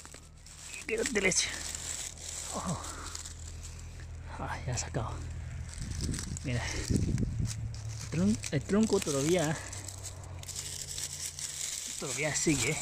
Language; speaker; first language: Spanish; non-native, learner; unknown